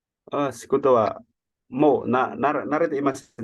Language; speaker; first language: Japanese; non-native, learner; Indonesian